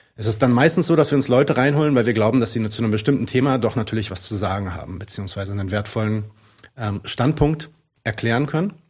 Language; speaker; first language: German; early bilingual, other home language; Arabic